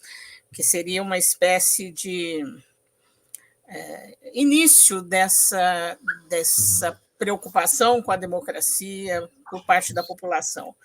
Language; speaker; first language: Portuguese; native; Portuguese